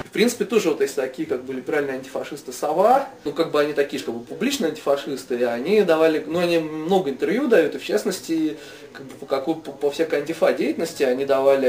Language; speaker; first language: Russian; native; Russian